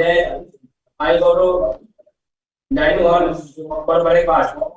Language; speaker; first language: English; non-native, learner; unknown